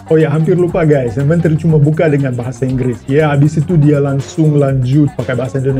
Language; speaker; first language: Indonesian; non-native, fluent; Russian